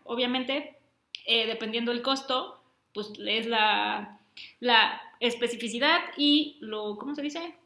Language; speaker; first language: Spanish; native; Spanish